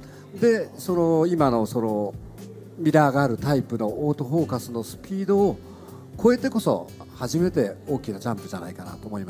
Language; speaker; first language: Japanese; native; Japanese